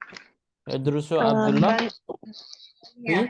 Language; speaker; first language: Arabic; non-native, fluent; Indonesian